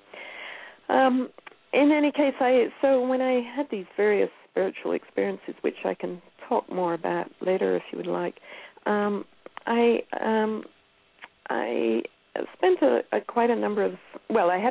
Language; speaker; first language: English; native; English